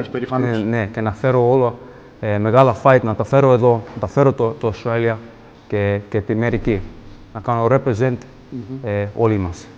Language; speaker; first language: Greek; early bilingual, heritage; English